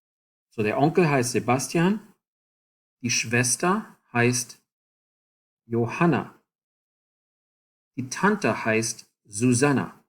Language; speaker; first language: German; non-native, fluent; English